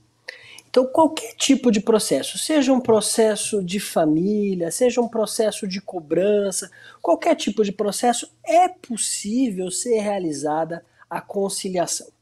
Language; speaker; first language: Portuguese; native; Portuguese